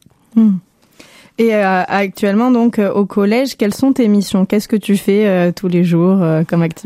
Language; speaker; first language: French; native; French